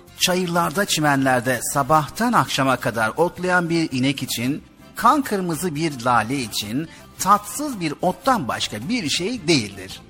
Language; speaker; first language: Turkish; native; Turkish